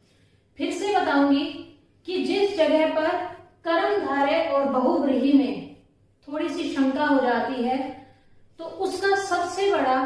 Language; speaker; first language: Hindi; native; Hindi